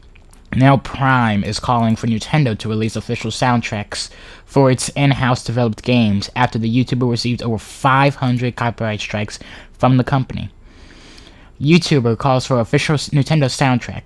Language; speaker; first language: English; native; English